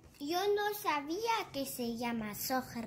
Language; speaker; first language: Spanish; early bilingual, heritage; German